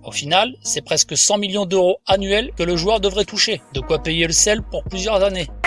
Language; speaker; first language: French; native; French